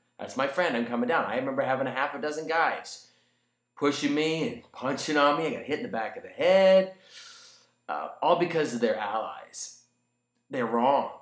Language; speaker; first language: English; native; English